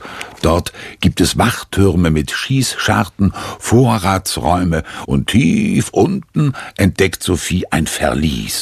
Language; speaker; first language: German; native; German